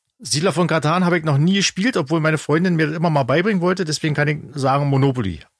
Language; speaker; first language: German; native; German